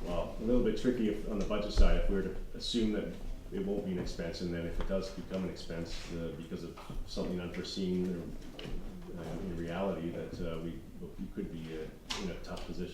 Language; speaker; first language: English; native; English